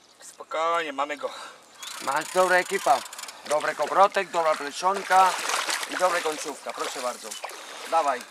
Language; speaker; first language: Polish; non-native, learner; Spanish